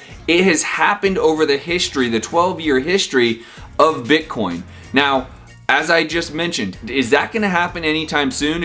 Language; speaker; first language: English; native; English